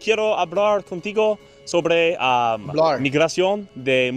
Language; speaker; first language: Spanish; non-native, learner; English